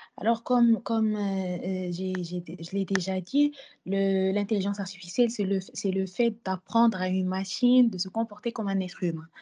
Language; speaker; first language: French; non-native, local second language; Arabic